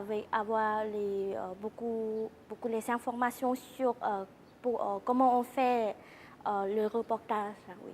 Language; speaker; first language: French; non-native, learner; Lao